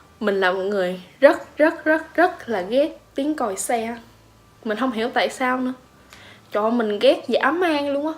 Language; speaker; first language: Vietnamese; native; Vietnamese